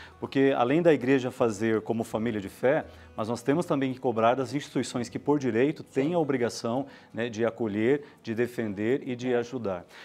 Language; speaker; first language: Portuguese; native; Portuguese